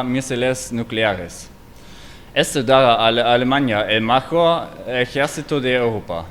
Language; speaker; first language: Spanish; non-native, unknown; German